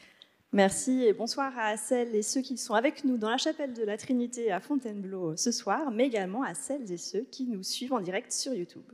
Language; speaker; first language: French; native; French